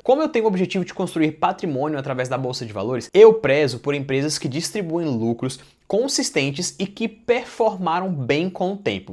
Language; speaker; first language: Portuguese; native; Portuguese